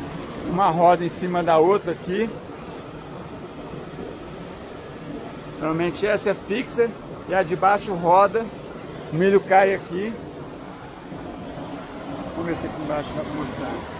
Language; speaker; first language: Portuguese; native; Portuguese